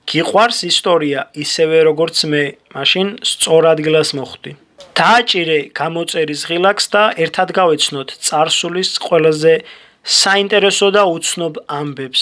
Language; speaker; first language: Georgian; native; Georgian